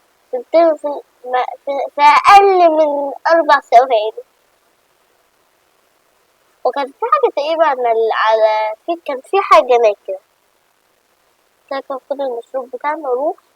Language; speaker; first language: Arabic; native; Arabic